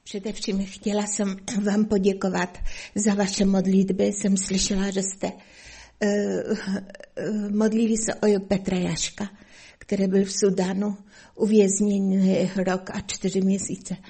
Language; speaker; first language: Czech; non-native, fluent; Polish